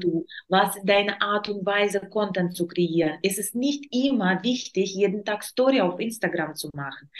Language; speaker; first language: German; non-native, learner; Russian